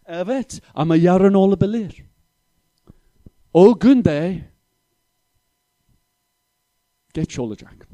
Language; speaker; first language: Turkish; non-native, fluent; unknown